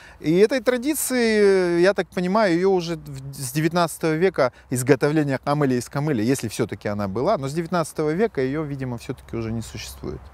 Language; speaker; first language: Russian; native; Russian